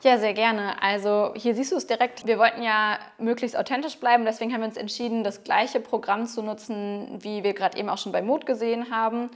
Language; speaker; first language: German; native; German